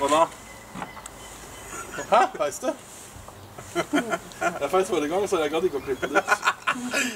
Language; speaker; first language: Norwegian; native; Norwegian